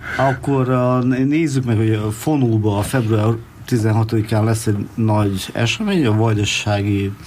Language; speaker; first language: Hungarian; native; Hungarian